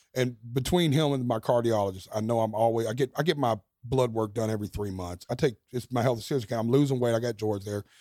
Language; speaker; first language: English; native; English